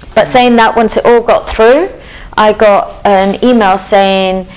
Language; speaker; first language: English; native; English